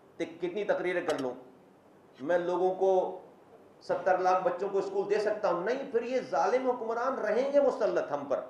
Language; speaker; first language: Urdu; native; Urdu